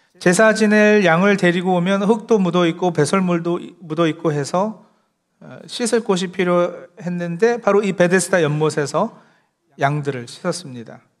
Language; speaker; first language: Korean; early bilingual, heritage; Korean